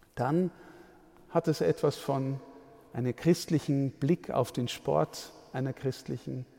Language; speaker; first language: German; native; German